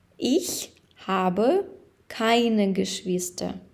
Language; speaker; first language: German; non-native, fluent; Ukrainian